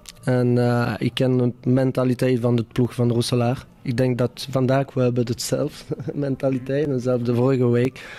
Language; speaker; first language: Dutch; non-native, fluent; French